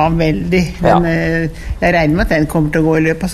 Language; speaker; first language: Norwegian; native; Norwegian